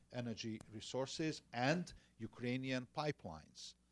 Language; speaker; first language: English; non-native, fluent; Hungarian